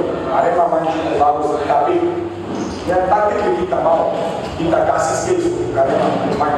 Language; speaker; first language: Indonesian; non-native, fluent; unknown